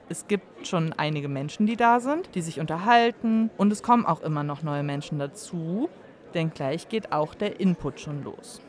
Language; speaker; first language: German; native; German